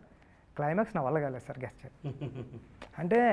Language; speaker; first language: Telugu; native; Telugu